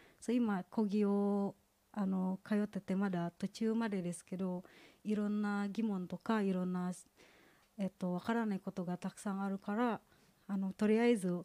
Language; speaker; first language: Japanese; non-native, fluent; Indonesian